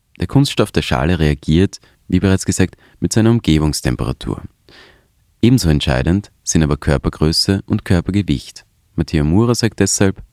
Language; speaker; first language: German; native; German